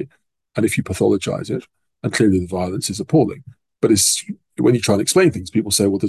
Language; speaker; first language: English; native; English